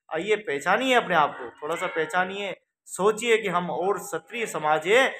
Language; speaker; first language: Hindi; native; Hindi